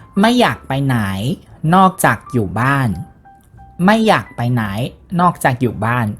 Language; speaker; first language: Thai; non-native, fluent; Chinese